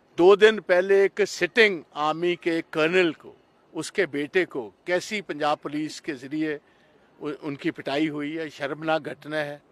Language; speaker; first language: Hindi; non-native, local second language; Punjabi